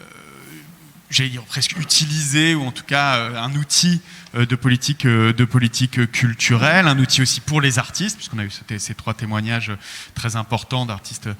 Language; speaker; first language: French; native; French